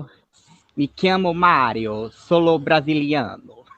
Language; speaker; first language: Italian; non-native, learner; Portuguese